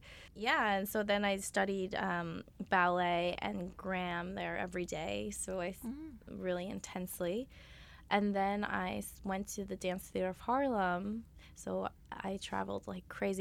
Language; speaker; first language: English; native; English